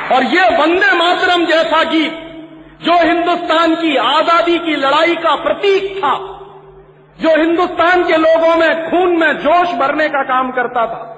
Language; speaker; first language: Hindi; native; Hindi